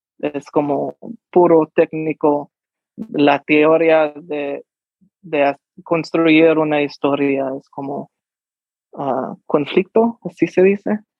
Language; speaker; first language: Spanish; early bilingual, heritage; English